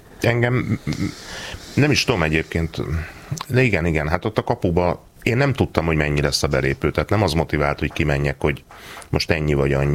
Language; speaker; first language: Hungarian; native; Hungarian